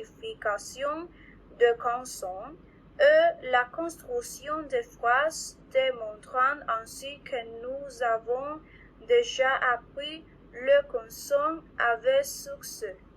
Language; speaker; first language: French; non-native, learner; Spanish